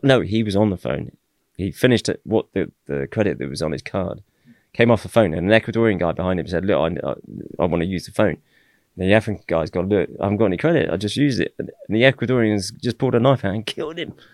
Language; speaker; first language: English; native; English